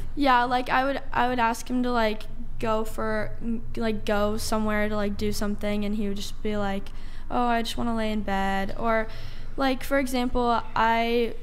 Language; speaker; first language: English; native; English